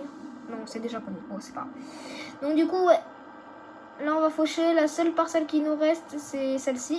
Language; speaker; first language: French; native; French